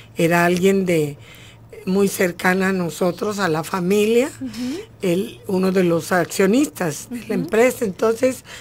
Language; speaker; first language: Spanish; native; Spanish